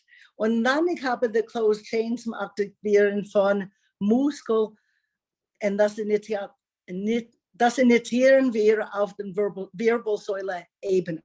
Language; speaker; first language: German; non-native, learner; English